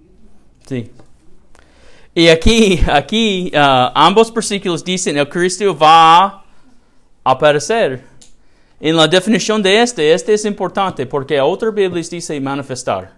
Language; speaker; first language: Spanish; non-native, learner; English